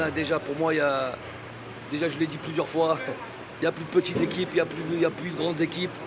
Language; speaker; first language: French; native; French